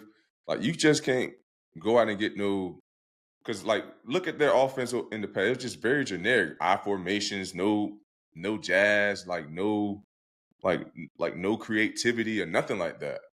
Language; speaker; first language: English; native; English